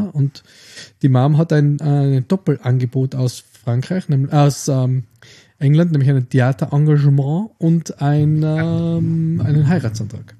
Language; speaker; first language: German; native; German